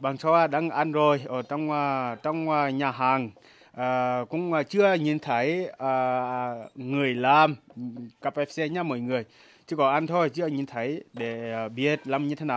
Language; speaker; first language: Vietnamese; non-native, fluent; Portuguese